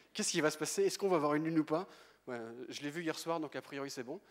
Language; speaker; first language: French; native; French